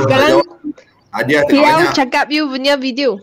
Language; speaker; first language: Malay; non-native, local second language; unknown